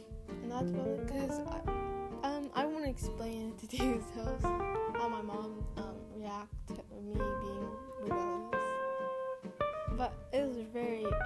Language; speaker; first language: English; early bilingual, other home language; Spanish